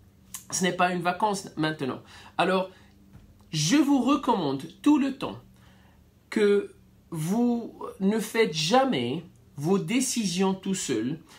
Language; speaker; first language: French; non-native, fluent; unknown